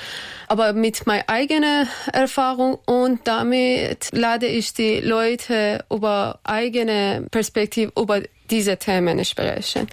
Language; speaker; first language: German; non-native, learner; Persian